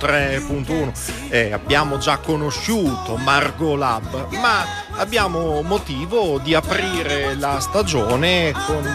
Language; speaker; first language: Italian; native; Italian